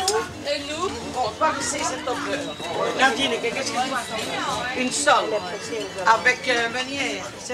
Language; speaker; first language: French; native; French